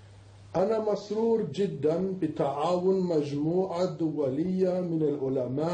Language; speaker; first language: Arabic; non-native, fluent; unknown